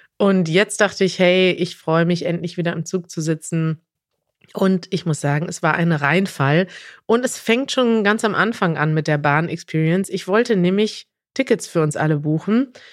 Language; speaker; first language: German; native; German